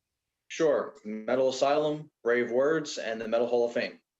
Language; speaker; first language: English; native; English